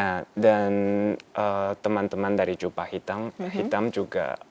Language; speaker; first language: Indonesian; non-native, fluent; Chinese